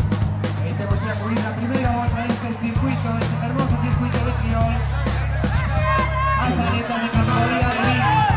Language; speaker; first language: Spanish; non-native, local second language; Galician